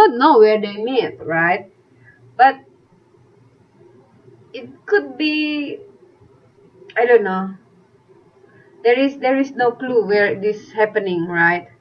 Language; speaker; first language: English; non-native, fluent; Indonesian